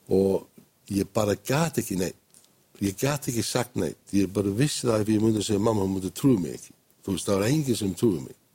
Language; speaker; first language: Icelandic; non-native, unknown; English